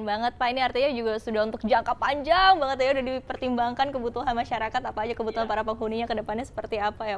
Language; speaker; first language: Indonesian; native; Indonesian